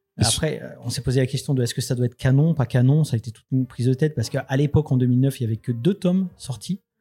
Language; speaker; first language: French; native; French